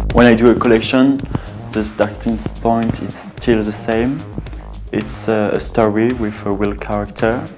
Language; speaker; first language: English; non-native, fluent; French